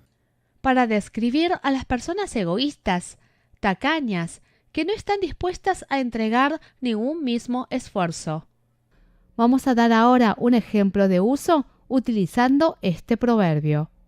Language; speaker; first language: Spanish; non-native, fluent; Chinese